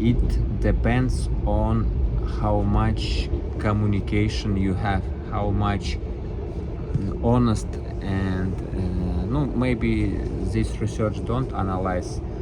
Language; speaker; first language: English; non-native, learner; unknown